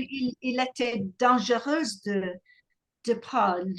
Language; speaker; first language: French; non-native, learner; English